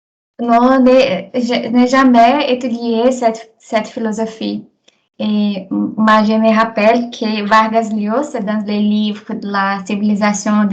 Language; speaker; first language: French; non-native, learner; Portuguese